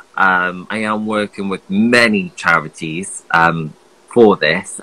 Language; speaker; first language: English; native; English